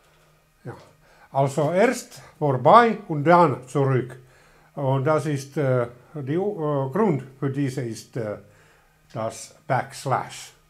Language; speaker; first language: German; non-native, learner; Finnish